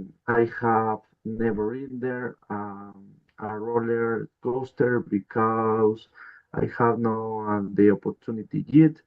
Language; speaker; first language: English; non-native, learner; Spanish